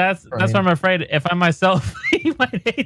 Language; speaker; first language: English; native; English